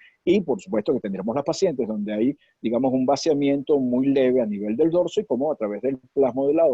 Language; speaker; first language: Spanish; native; Spanish